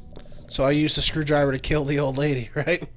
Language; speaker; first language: English; native; English